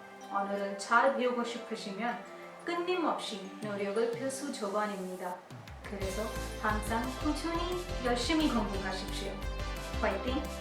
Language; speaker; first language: Korean; non-native, fluent; Hindi